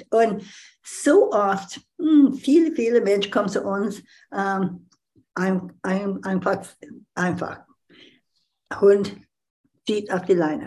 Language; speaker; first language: German; non-native, learner; English